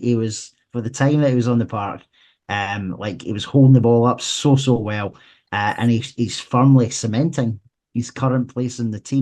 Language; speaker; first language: English; native; English